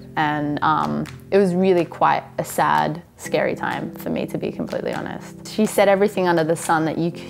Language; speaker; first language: English; native; English